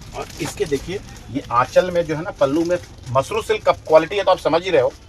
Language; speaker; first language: Hindi; non-native, local second language; Bangla